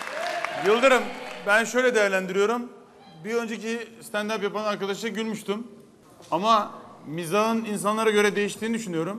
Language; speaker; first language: Turkish; native; Turkish